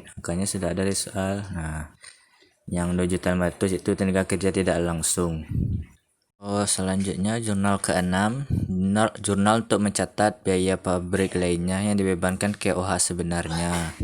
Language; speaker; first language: Indonesian; native; Indonesian